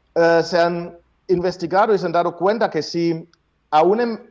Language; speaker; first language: Spanish; non-native, fluent; German